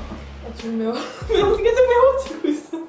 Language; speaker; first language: Korean; non-native, learner; Dutch